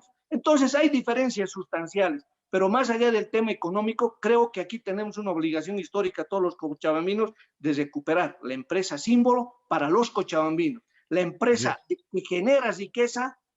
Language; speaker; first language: Spanish; native; Spanish